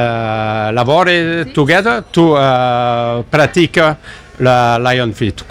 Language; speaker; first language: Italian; non-native, learner; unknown